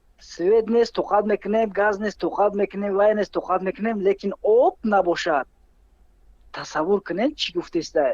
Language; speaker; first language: Tajik; native; Tajik